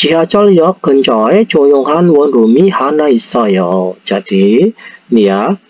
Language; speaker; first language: Korean; non-native, fluent; Indonesian